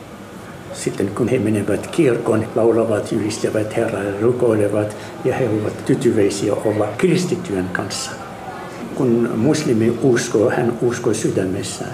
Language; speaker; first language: Finnish; non-native, fluent; Arabic